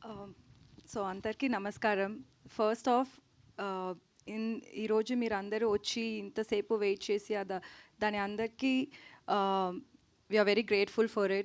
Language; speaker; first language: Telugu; non-native, learner; Tamil